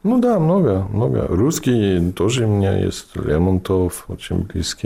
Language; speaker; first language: Russian; non-native, fluent; English